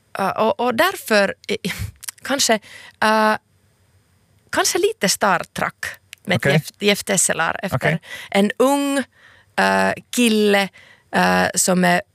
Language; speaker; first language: Swedish; non-native, local second language; Finnish